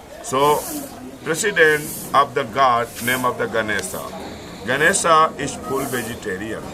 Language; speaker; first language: English; non-native, learner; Hindi